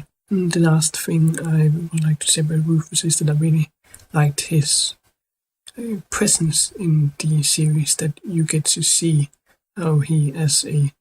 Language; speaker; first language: English; non-native, fluent; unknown